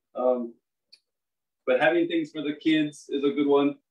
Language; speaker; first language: English; native; English